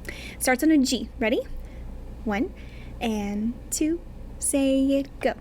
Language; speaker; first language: English; native; English